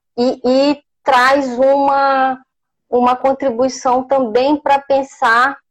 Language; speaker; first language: Portuguese; native; Portuguese